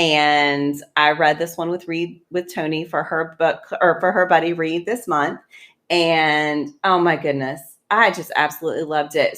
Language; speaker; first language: English; native; English